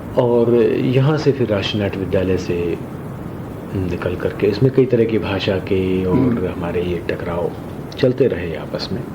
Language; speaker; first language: Hindi; non-native, local second language; Rajasthani